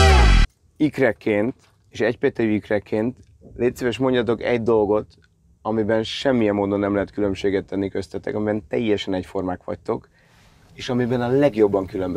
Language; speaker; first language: Hungarian; native; Hungarian